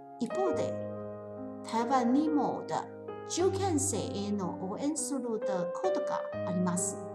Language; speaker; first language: Japanese; non-native, learner; Chinese